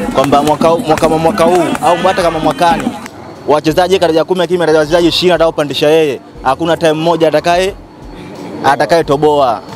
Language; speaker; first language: Swahili; native; Swahili